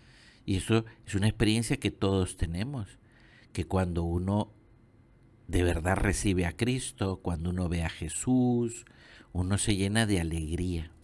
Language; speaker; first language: Spanish; native; Spanish